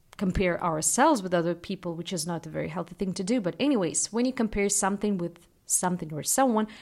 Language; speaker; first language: English; non-native, fluent; Russian